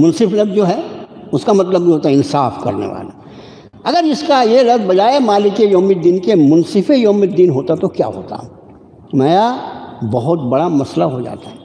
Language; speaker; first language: Urdu; native; Urdu